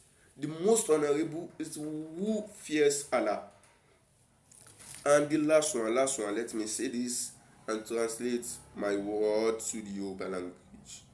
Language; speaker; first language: English; non-native, local second language; Yoruba